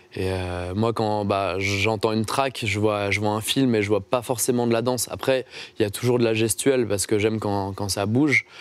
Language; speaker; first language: French; native; French